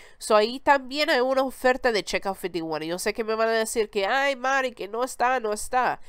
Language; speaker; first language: Spanish; early bilingual, heritage; Spanish